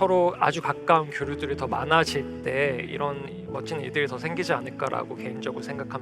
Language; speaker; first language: Korean; native; Korean